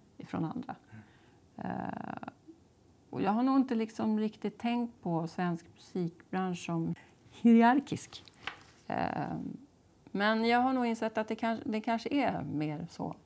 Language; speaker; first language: Swedish; native; Swedish